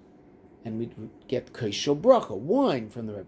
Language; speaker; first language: English; native; English